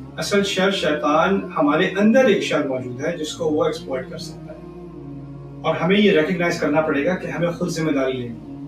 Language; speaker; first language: Urdu; early bilingual, heritage; Urdu